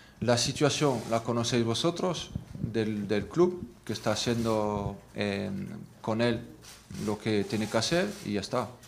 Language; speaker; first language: Spanish; non-native, fluent; French